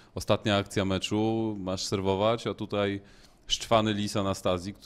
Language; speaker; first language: Polish; native; Polish